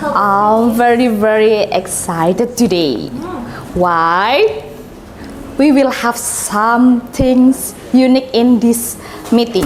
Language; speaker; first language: English; non-native, learner; Indonesian